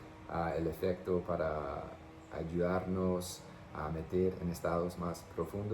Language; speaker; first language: Spanish; non-native, fluent; English